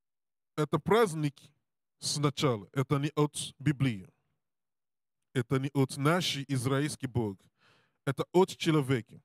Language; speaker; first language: Russian; non-native, learner; English